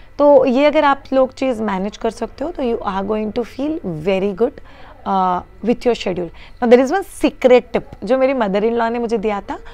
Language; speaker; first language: Hindi; native; Hindi